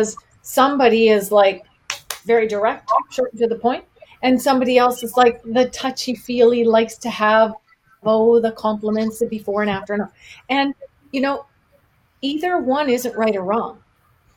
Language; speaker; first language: English; native; English